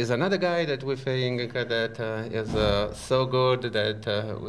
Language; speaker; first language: English; non-native, learner; Italian